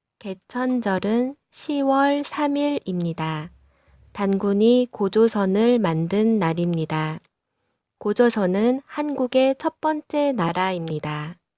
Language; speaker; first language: Korean; non-native, fluent; Vietnamese